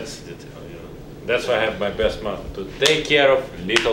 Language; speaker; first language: English; non-native, fluent; Russian